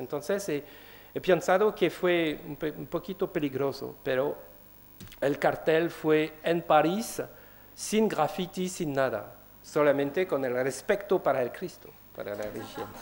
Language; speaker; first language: Spanish; non-native, learner; French